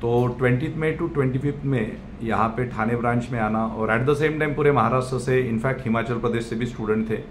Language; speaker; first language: Hindi; non-native, local second language; Marathi